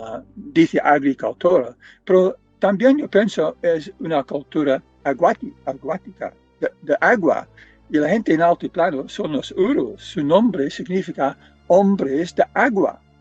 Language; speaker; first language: Spanish; non-native, fluent; English